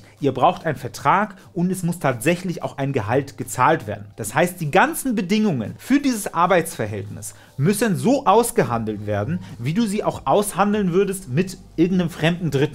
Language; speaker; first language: German; native; German